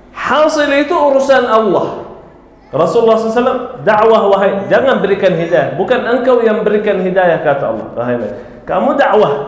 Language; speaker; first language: Malay; non-native, fluent; Arabic